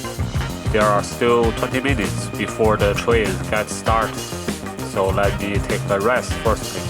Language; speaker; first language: English; non-native, fluent; Chinese